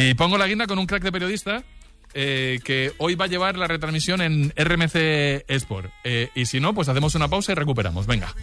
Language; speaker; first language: Spanish; native; Spanish